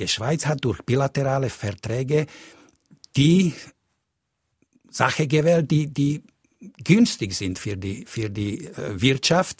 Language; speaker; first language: German; non-native, fluent; Slovak